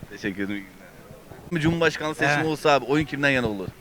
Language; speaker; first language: Turkish; native; Turkish